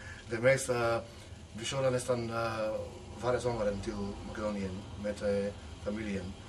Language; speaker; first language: Swedish; non-native, fluent; Macedonian